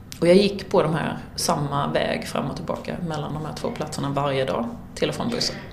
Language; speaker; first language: Swedish; native; Swedish